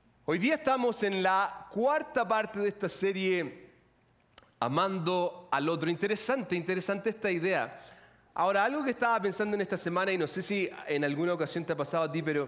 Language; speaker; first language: Spanish; native; Spanish